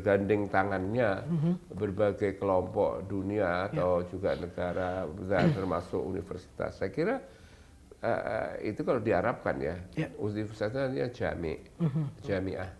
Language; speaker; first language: Indonesian; native; Indonesian